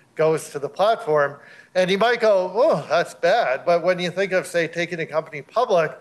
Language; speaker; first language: English; native; English